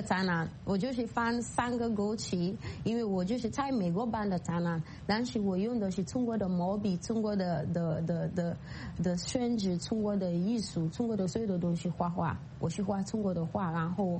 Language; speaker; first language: Chinese; non-native, fluent; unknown